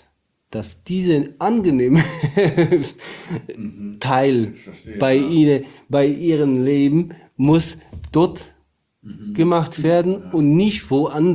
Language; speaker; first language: German; non-native, learner; Polish